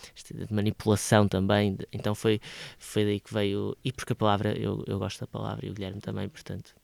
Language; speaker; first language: Portuguese; native; Portuguese